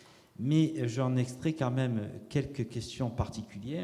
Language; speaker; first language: French; native; French